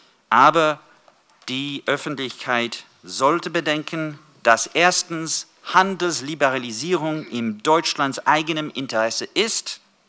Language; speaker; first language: German; non-native, fluent; English